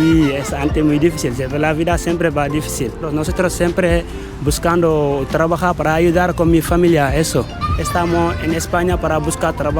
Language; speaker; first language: Spanish; non-native, local second language; Wolof